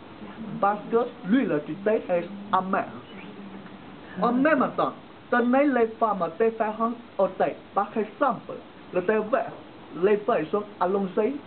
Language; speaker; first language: French; non-native, learner; Chinese